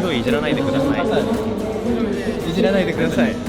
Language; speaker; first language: Japanese; non-native, learner; Korean